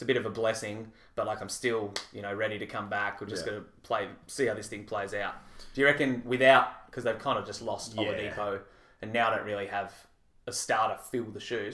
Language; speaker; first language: English; native; English